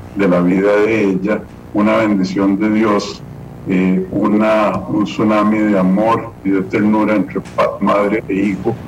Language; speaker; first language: Spanish; native; Spanish